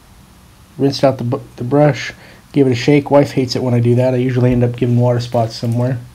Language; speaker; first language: English; native; English